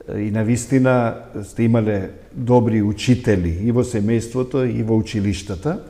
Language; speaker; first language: Macedonian; native; Macedonian